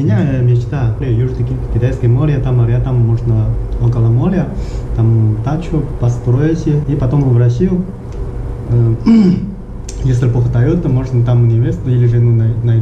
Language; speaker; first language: Russian; non-native, learner; Chinese